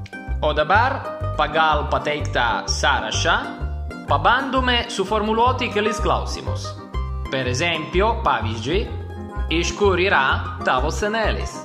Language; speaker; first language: Lithuanian; non-native, fluent; Italian